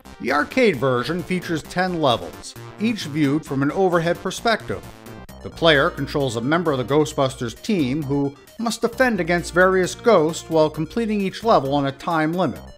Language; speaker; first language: English; native; English